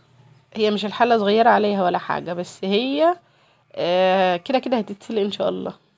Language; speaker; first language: Arabic; native; Arabic